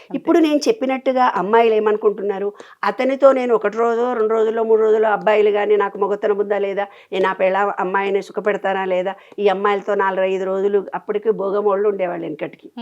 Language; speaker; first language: Telugu; native; Telugu